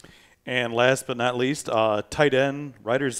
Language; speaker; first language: English; native; English